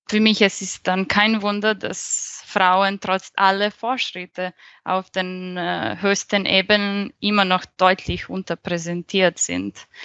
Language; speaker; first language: German; non-native, fluent; Serbian